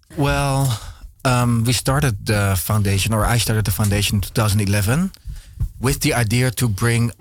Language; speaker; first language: English; non-native, fluent; Dutch